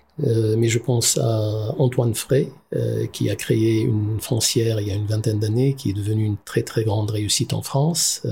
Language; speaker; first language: French; non-native, local second language; Arabic